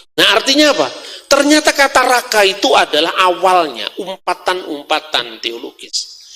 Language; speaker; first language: Indonesian; non-native, local second language; Javanese